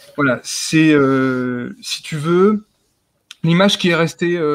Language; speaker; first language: French; native; French